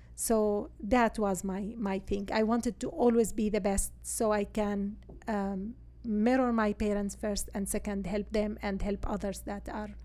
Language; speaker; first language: English; non-native, fluent; Arabic